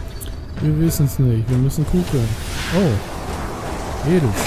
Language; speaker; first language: German; native; German